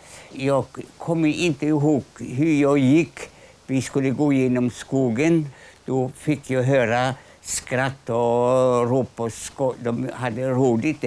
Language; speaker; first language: Swedish; non-native, fluent; Polish